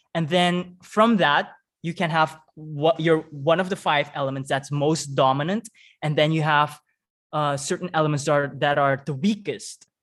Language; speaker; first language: English; non-native, fluent; Dutch